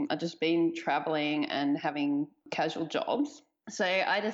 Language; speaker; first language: English; native; English